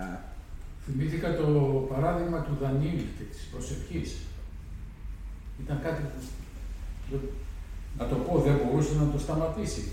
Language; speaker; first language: Greek; native; Greek